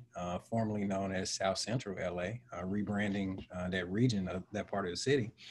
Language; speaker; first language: English; native; English